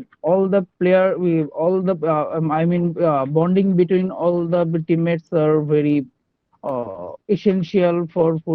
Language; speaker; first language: English; non-native, learner; Bangla